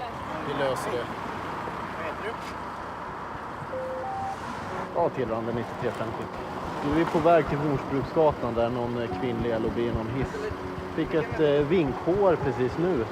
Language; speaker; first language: Swedish; native; Swedish